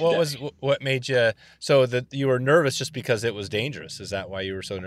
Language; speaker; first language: English; native; English